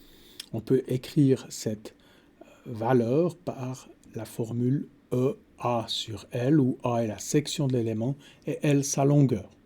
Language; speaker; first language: French; native; French